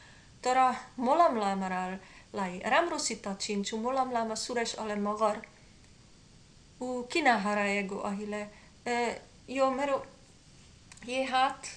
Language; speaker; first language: Nepali; non-native, learner; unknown